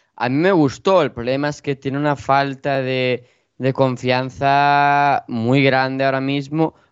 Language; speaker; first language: Spanish; native; Spanish